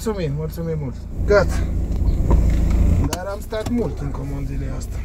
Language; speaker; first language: Romanian; non-native, learner; Arabic